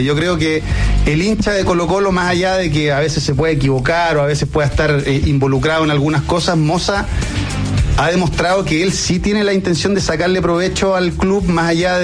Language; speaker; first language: Spanish; native; Spanish